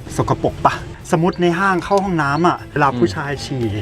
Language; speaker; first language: Thai; non-native, fluent; German